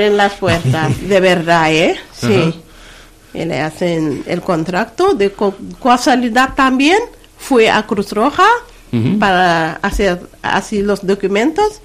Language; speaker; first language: Spanish; non-native, learner; Wolof